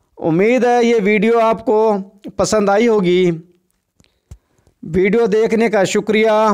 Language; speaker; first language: Urdu; non-native, local second language; Saraiki